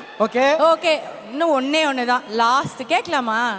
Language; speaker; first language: Tamil; native; Tamil